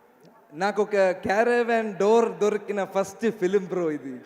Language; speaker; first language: Telugu; non-native, learner; Malayalam